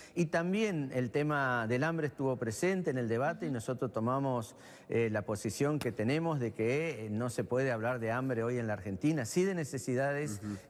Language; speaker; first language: Spanish; native; Spanish